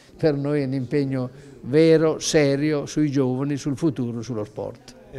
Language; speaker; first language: Italian; native; Italian